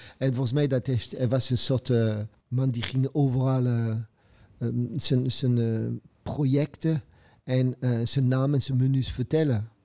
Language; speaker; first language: Dutch; non-native, fluent; French